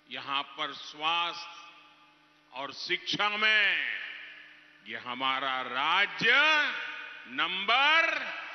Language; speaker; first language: Hindi; non-native, local second language; Gujarati